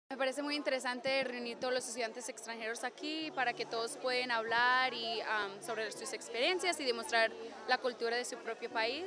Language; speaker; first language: Spanish; non-native, fluent; English